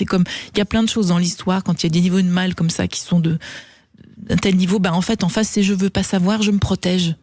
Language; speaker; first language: French; native; French